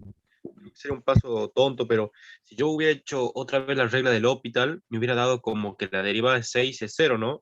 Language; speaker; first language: Spanish; native; Spanish